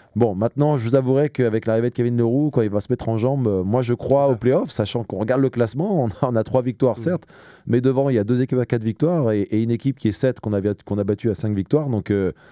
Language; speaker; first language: French; native; French